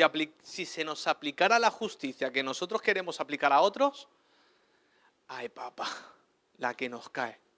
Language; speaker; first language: Spanish; native; Spanish